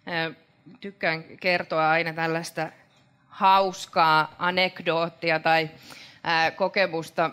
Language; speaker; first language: Finnish; native; Finnish